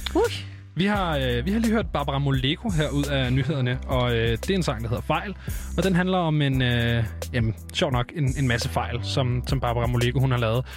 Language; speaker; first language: Danish; native; Danish